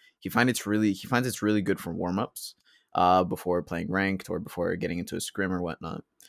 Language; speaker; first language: English; early bilingual, other home language; Spanish